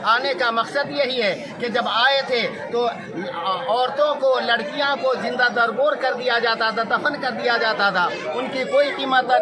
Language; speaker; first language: Urdu; native; Urdu